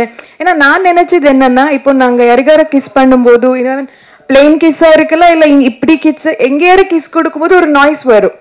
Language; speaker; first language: Tamil; non-native, learner; Kannada